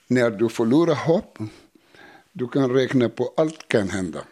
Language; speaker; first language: Swedish; non-native, learner; Arabic